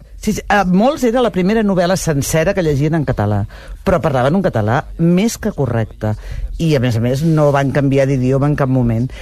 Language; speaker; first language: Catalan; native; Catalan